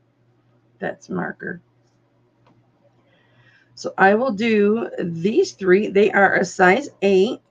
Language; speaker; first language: English; native; English